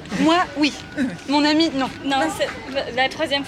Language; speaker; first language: French; native; French